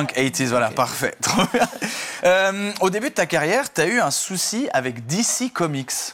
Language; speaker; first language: French; native; French